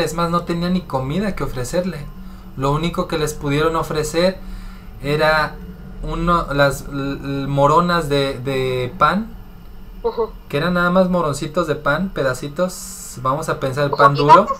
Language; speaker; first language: Spanish; native; Spanish